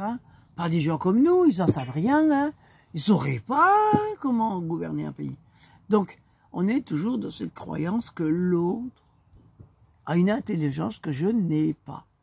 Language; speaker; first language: French; native; French